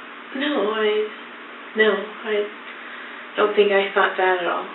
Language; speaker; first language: English; native; English